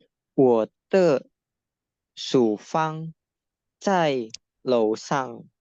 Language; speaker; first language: Chinese; non-native, learner; Indonesian